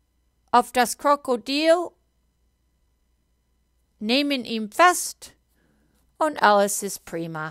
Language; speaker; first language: German; non-native, fluent; English